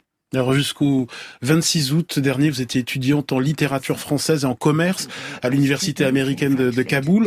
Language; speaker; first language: French; native; French